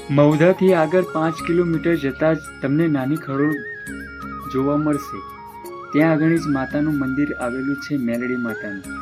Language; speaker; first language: Gujarati; native; Gujarati